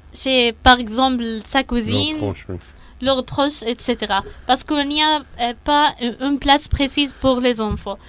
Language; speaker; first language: French; non-native, learner; Arabic